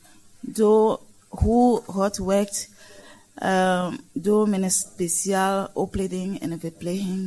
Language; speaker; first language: Dutch; non-native, learner; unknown